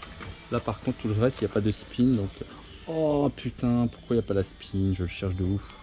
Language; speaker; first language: French; native; French